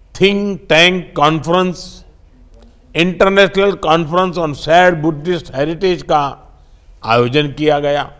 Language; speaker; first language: Hindi; non-native, local second language; Gujarati